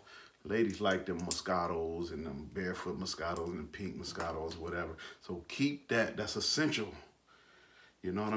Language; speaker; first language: English; native; English